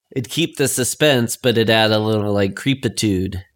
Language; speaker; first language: English; native; English